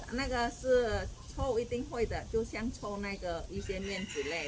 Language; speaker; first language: Chinese; non-native, fluent; Indonesian